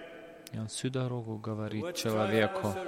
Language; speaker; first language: Russian; non-native, fluent; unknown